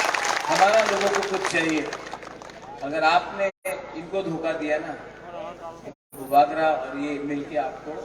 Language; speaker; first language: Hindi; non-native, local second language; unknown